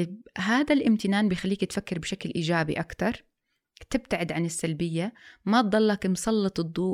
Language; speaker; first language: Arabic; native; Arabic